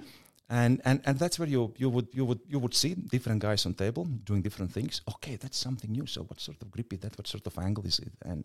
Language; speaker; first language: English; non-native, fluent; Latvian